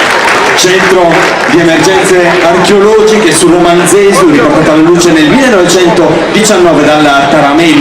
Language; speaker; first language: Italian; native; Italian